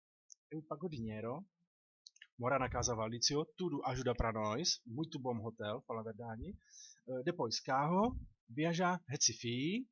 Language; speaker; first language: Portuguese; non-native, learner; Czech